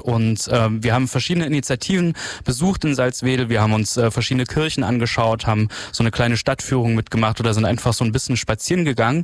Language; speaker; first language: German; native; German